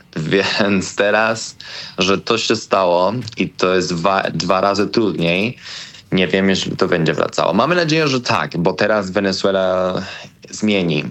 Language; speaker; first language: Polish; non-native, learner; Spanish